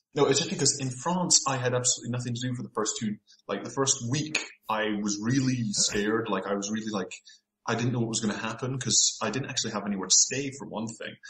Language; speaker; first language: English; native; English